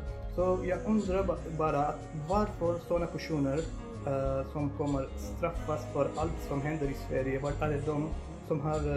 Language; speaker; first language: Swedish; non-native, fluent; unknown